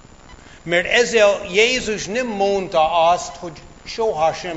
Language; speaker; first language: Hungarian; non-native, fluent; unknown